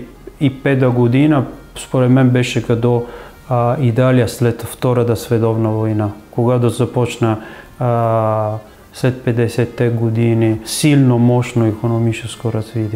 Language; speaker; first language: Bulgarian; non-native, fluent; Italian